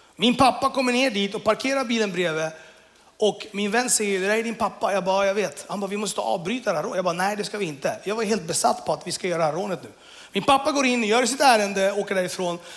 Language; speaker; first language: Swedish; early bilingual, other home language; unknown